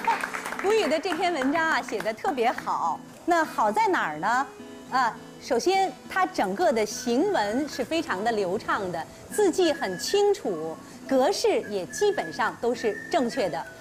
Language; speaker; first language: Chinese; native; Chinese